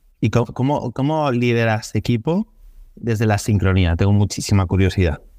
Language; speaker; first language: Spanish; native; Spanish